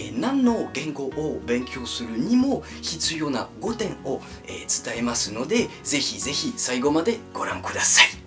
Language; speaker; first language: Japanese; non-native, fluent; French